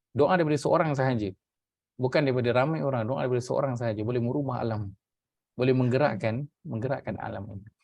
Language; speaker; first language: Malay; native; Malay